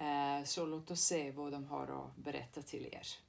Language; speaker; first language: Swedish; non-native, fluent; Serbian